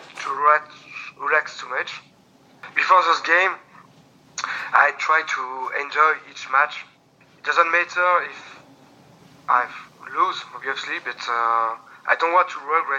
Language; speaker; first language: English; non-native, learner; French